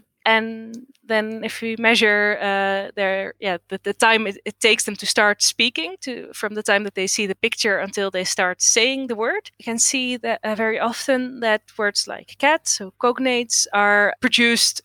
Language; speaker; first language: English; non-native, fluent; Dutch